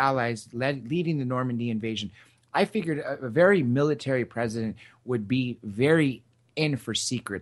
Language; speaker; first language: English; native; English